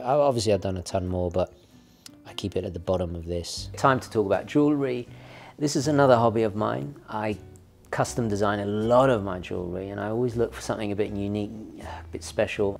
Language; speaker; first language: English; native; English